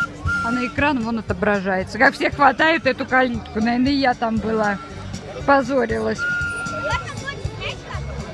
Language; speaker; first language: Russian; native; Russian